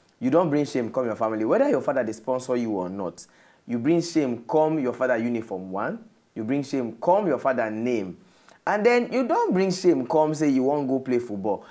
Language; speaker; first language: Nigerian Pidgin; native; Nigerian Pidgin